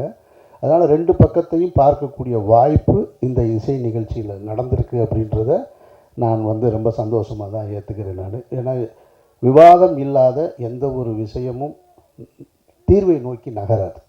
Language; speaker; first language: Tamil; native; Tamil